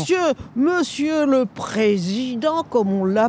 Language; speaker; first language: French; native; French